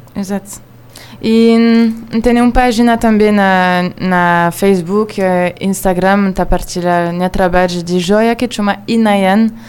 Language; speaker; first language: Portuguese; non-native, learner; Hebrew